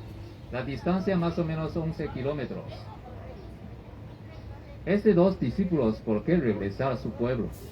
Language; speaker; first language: Spanish; non-native, learner; Chinese